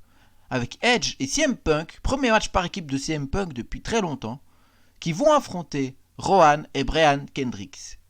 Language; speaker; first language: French; native; French